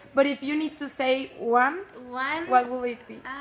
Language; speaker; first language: English; non-native, learner; Spanish